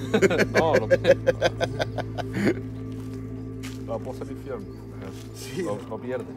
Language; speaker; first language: Spanish; native; Spanish